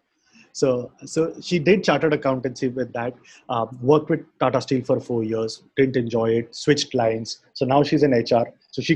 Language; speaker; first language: English; non-native, local second language; Hindi